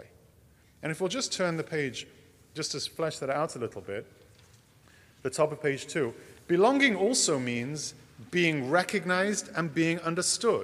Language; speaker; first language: English; native; English